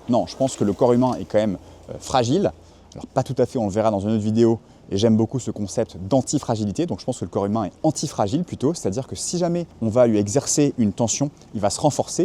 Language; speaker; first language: French; native; French